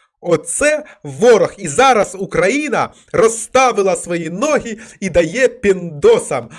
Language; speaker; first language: Ukrainian; non-native, local second language; Russian